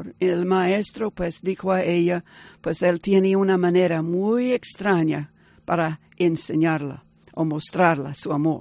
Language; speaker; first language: Spanish; early bilingual, heritage; Spanish